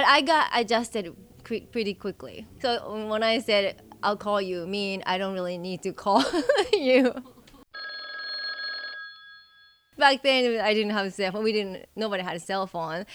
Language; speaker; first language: English; non-native, fluent; Japanese